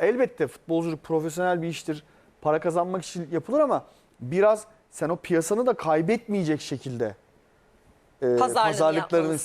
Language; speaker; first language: Turkish; native; Turkish